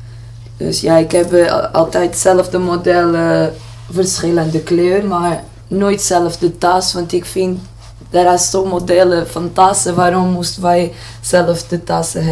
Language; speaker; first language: Dutch; non-native, learner; Portuguese